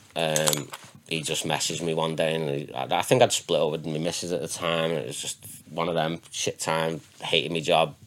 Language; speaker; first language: English; native; English